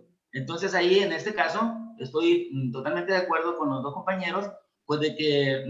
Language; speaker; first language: Spanish; native; Spanish